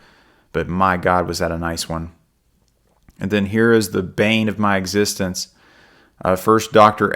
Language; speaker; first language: English; native; English